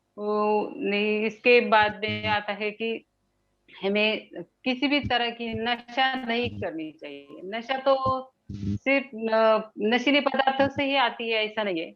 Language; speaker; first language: Hindi; non-native, local second language; Marathi